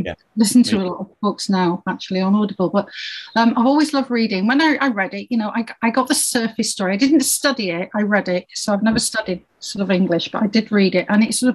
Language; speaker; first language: English; native; English